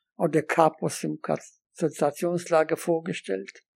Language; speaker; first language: German; non-native, fluent; Polish